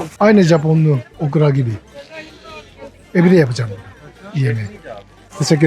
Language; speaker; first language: Turkish; non-native, learner; Japanese